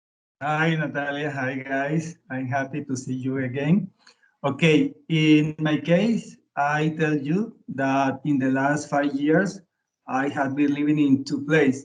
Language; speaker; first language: English; non-native, learner; Spanish